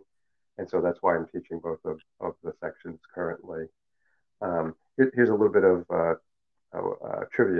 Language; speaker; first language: English; early bilingual, other home language; Cantonese